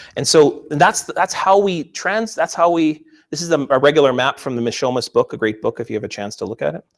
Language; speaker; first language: English; native; English